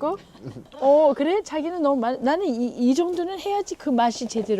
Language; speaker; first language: Korean; early bilingual, heritage; English